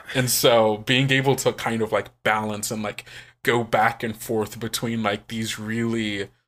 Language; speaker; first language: English; native; English